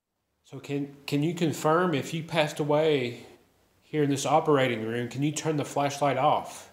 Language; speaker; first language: English; native; English